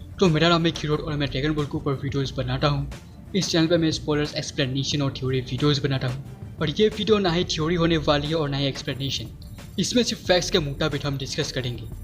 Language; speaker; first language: Hindi; non-native, local second language; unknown